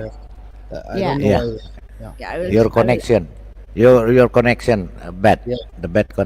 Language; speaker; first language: English; non-native, learner; Indonesian